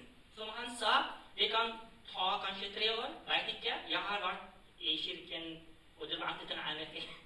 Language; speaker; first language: Norwegian; non-native, fluent; Tigrinya